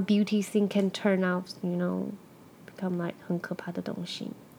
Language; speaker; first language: English; non-native, fluent; Chinese